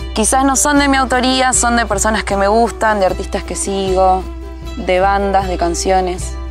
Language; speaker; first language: Spanish; native; Spanish